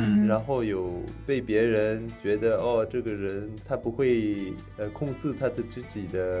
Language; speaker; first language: Chinese; non-native, fluent; French